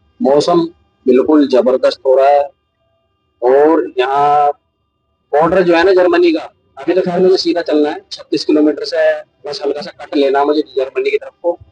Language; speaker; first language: Hindi; native; Hindi